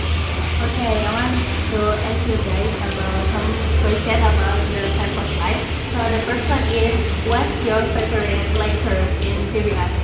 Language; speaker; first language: English; non-native, learner; Indonesian